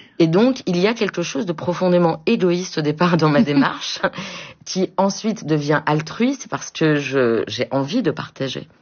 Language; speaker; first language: French; native; French